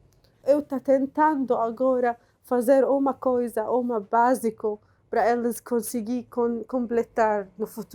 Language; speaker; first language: Portuguese; non-native, learner; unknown